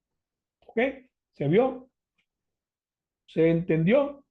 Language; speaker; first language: Spanish; native; Spanish